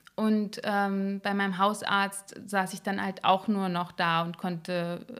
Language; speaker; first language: German; native; German